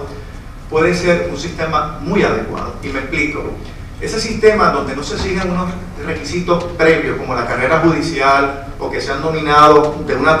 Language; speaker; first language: Spanish; native; Spanish